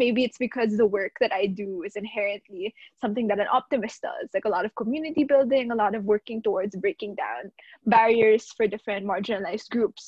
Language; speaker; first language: English; non-native, local second language; Filipino